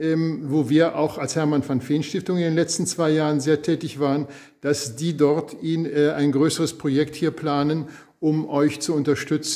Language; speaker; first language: German; native; German